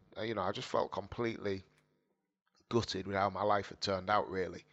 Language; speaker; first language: English; native; English